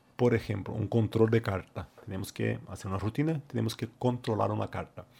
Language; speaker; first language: Spanish; non-native, fluent; Portuguese